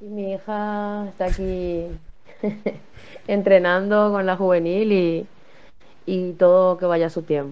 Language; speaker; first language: Spanish; native; Spanish